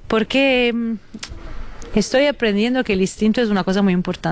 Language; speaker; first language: Spanish; non-native, fluent; Italian